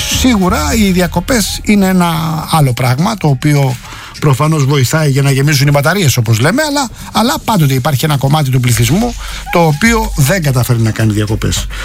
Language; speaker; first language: Greek; native; Greek